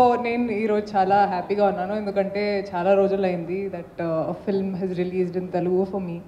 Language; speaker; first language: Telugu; non-native, local second language; Hindi